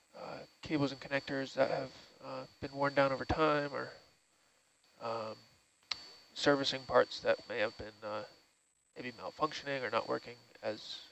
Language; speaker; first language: English; native; English